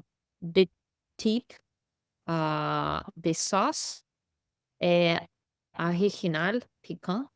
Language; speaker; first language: French; non-native, learner; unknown